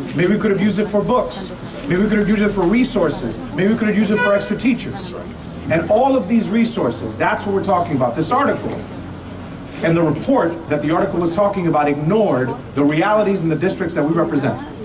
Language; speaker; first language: English; native; English